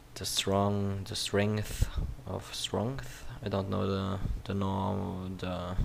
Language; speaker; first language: English; non-native, learner; German